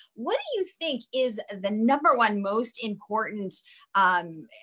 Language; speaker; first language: English; native; English